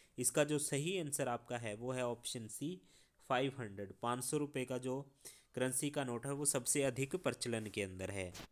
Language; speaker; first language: Hindi; non-native, local second language; Punjabi